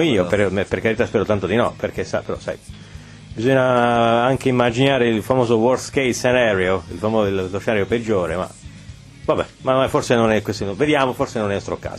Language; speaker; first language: Italian; native; Italian